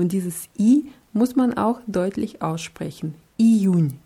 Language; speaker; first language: German; non-native, fluent; Russian